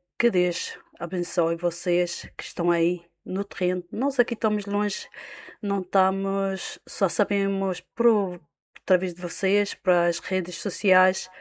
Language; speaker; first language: Portuguese; native; Portuguese